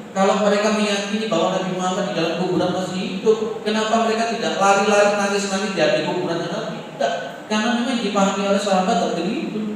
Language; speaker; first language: Indonesian; non-native, local second language; Javanese